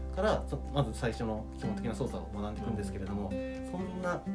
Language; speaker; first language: Japanese; native; Japanese